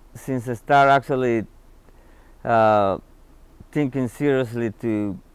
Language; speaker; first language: English; non-native, fluent; Spanish